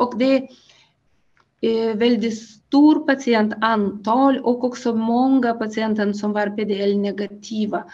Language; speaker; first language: Swedish; non-native, fluent; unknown